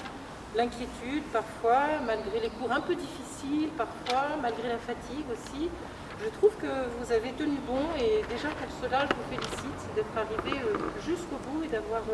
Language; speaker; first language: French; native; French